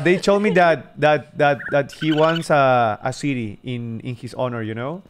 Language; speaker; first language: English; non-native, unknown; Spanish